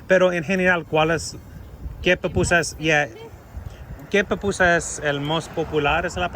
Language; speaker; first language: Spanish; non-native, learner; English